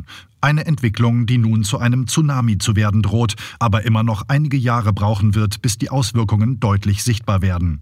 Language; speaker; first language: German; native; German